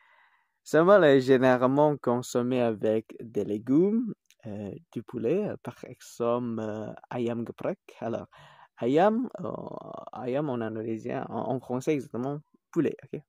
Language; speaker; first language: French; non-native, fluent; Indonesian